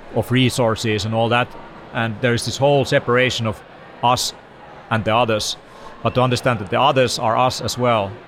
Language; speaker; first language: English; non-native, fluent; Finnish